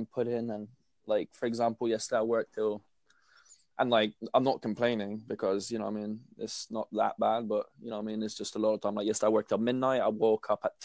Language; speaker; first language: English; native; English